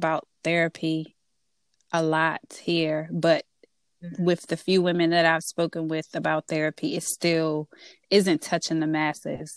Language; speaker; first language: English; native; English